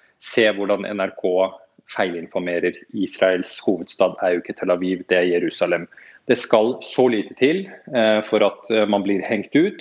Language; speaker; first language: Norwegian; native; Norwegian